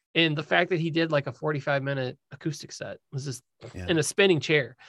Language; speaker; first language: English; native; English